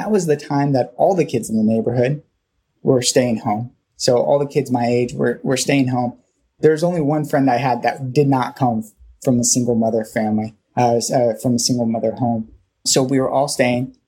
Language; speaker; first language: English; native; English